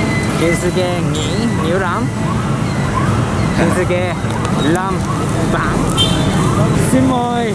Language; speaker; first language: Vietnamese; non-native, learner; Japanese